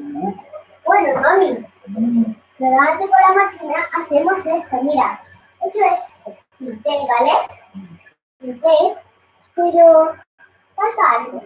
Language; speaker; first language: Spanish; early bilingual, other home language; Filipino